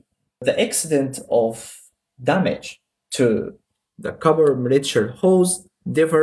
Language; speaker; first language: English; non-native, fluent; Arabic